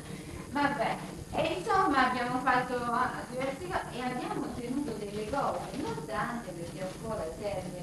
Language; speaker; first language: Italian; native; Italian